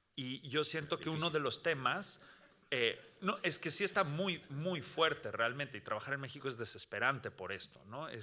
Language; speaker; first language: Spanish; native; Spanish